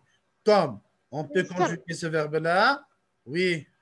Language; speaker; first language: French; non-native, local second language; Arabic